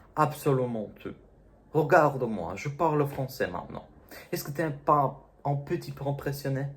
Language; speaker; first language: French; non-native, fluent; Romanian